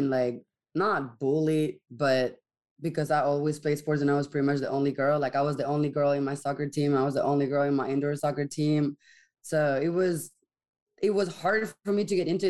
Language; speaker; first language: English; non-native, fluent; Spanish